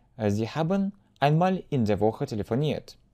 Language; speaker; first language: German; non-native, fluent; Russian